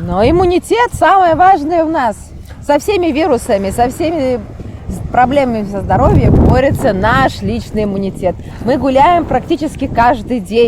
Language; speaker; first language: Russian; native; Russian